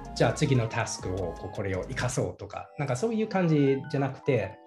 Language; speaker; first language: Japanese; non-native, fluent; English